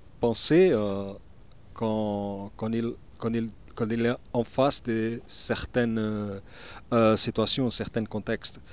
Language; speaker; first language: French; non-native, learner; Portuguese